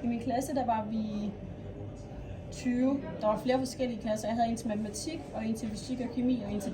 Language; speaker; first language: Danish; native; Danish